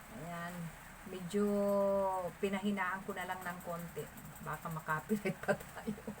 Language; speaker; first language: Filipino; non-native, local second language; Masbatenyo